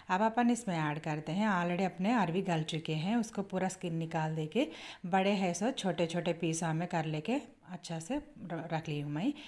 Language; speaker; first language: Hindi; native; Hindi